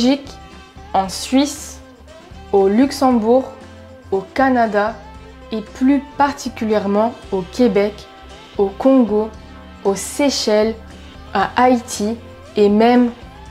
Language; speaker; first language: French; native; French